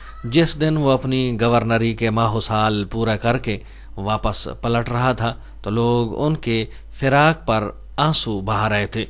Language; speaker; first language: Urdu; native; Urdu